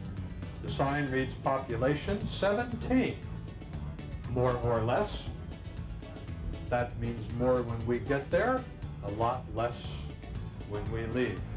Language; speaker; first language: English; native; English